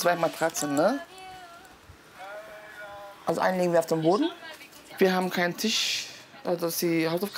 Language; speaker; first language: German; non-native, learner; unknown